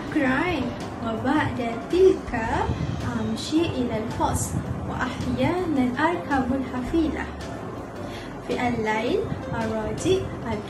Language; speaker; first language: Arabic; non-native, learner; Malay